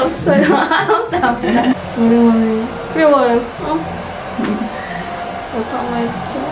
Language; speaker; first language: Korean; non-native, learner; Filipino